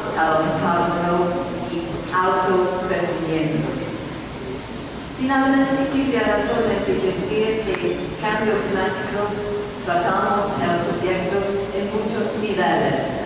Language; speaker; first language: Spanish; non-native, fluent; English